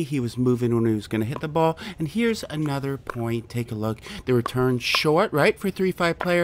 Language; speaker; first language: English; native; English